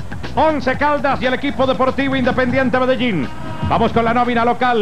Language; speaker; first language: Spanish; native; Spanish